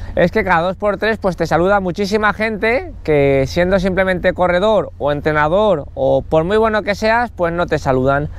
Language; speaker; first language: Spanish; native; Spanish